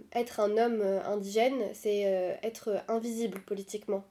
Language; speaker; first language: French; non-native, local second language; Arabic